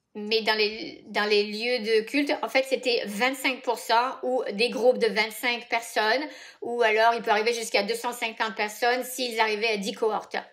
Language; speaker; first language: French; native; French